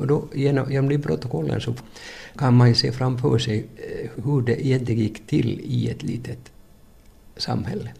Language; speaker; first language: Swedish; native; Swedish